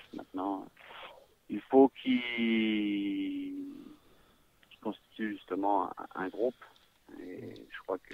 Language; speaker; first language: French; native; French